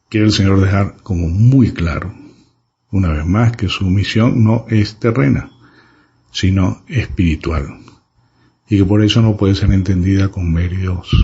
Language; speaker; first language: Spanish; native; Spanish